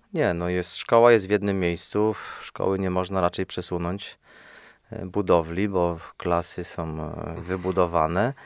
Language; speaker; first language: Polish; native; Polish